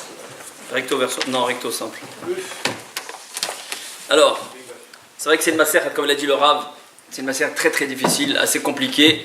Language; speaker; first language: French; native; French